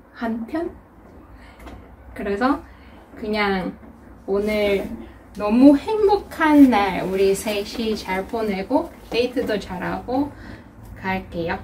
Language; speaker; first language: Korean; non-native, fluent; Russian